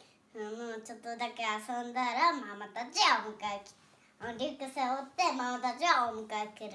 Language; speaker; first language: Japanese; native; Japanese